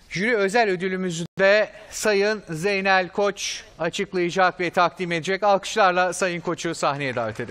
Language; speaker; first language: Turkish; native; Turkish